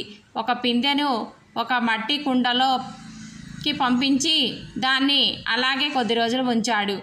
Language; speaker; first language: Telugu; native; Telugu